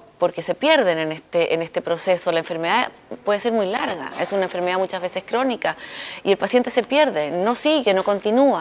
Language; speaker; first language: Spanish; native; Spanish